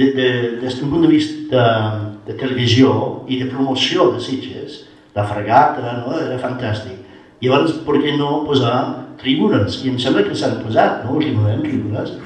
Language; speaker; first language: Catalan; non-native, fluent; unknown